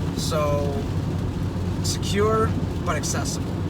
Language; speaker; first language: English; native; English